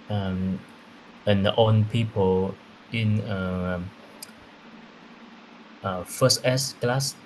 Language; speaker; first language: English; non-native, learner; Vietnamese